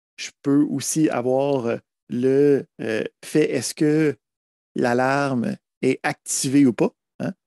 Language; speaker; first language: French; native; French